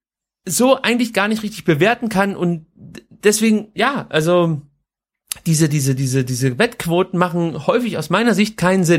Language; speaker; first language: German; native; German